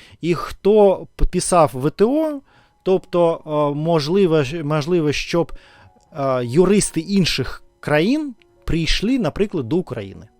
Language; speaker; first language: Ukrainian; non-native, learner; Russian